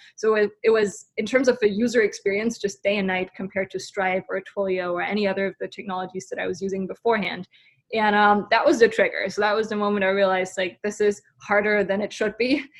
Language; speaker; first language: English; non-native, fluent; German